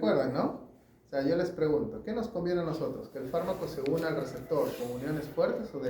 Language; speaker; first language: Spanish; native; Spanish